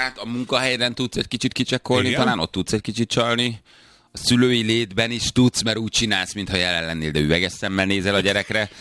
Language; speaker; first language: Hungarian; native; Hungarian